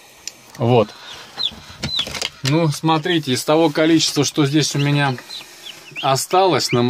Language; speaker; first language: Russian; native; Russian